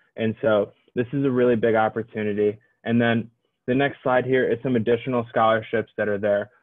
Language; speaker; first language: English; native; English